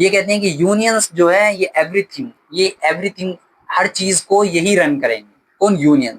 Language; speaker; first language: Hindi; native; Hindi